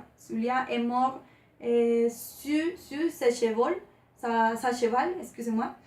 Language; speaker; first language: French; non-native, learner; Spanish